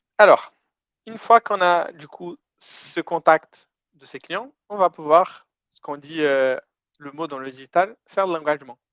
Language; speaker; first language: French; non-native, fluent; Portuguese